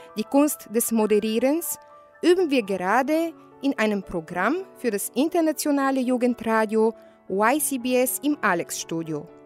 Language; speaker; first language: German; native; German